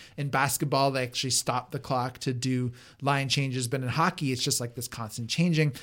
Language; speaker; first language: English; native; English